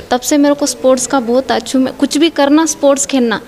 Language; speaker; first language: Hindi; non-native, local second language; Kannada